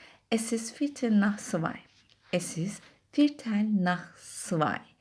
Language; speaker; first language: German; non-native, fluent; Turkish